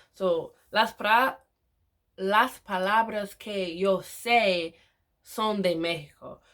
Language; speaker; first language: Spanish; non-native, learner; English